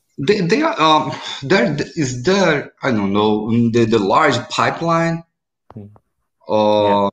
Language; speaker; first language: English; non-native, learner; Portuguese